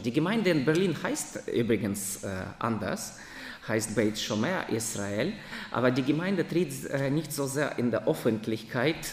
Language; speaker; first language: German; non-native, fluent; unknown